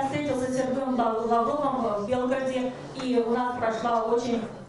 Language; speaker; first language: Russian; native; Russian